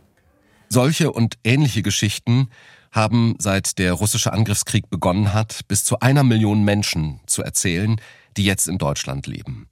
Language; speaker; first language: German; native; German